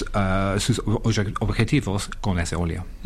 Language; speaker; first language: Spanish; non-native, fluent; English